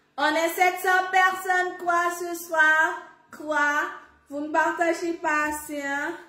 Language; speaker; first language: French; non-native, local second language; Haitian Creole